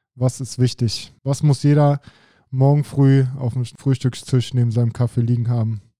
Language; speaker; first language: German; native; German